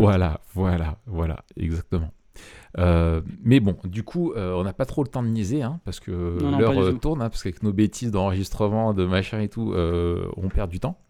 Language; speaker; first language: French; native; French